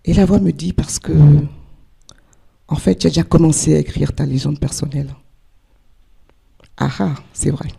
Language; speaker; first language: French; native; French